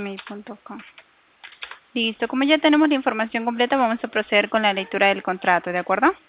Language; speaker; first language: Spanish; native; Spanish